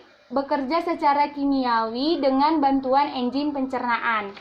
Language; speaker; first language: Indonesian; native; Indonesian